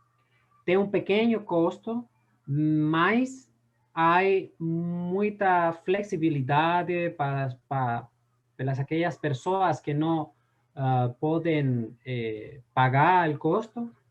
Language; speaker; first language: Portuguese; non-native, learner; Spanish